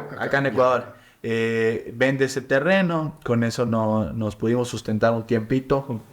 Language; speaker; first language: Spanish; native; Spanish